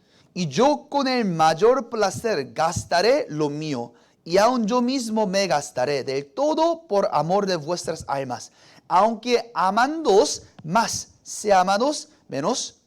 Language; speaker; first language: Spanish; non-native, fluent; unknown